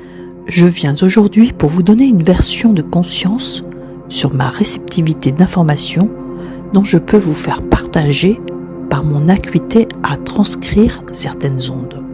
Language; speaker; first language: French; native; French